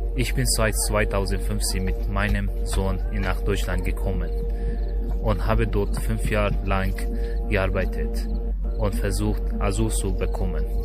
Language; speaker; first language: German; non-native, learner; Persian